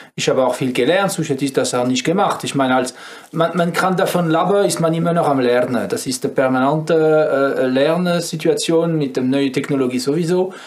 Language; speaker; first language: German; non-native, fluent; French